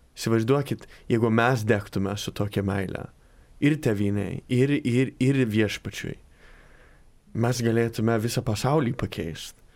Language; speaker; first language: Lithuanian; early bilingual, heritage; Lithuanian